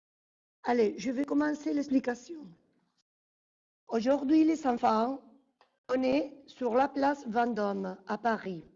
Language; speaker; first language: French; non-native, fluent; Spanish